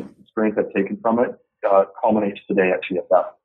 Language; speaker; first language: English; native; English